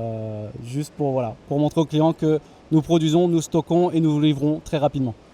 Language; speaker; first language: French; native; French